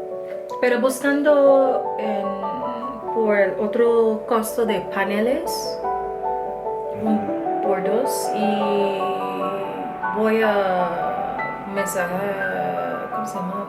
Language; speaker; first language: Spanish; non-native, learner; English